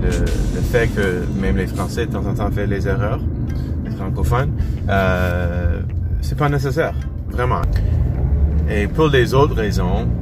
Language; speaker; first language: French; non-native, learner; English